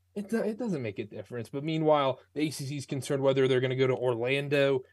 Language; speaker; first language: English; native; English